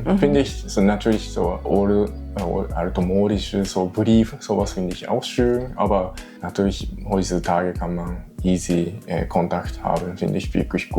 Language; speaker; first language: German; non-native, learner; Japanese